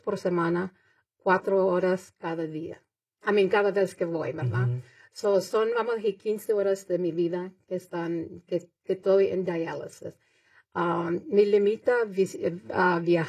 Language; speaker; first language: Spanish; early bilingual, heritage; Spanish